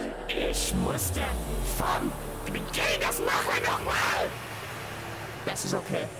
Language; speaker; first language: German; non-native, learner; English